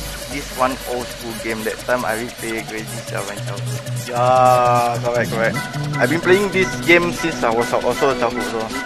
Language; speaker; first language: English; non-native, local second language; Malay